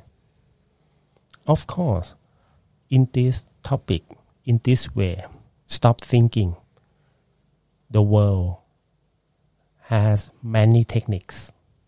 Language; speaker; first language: English; non-native, learner; Thai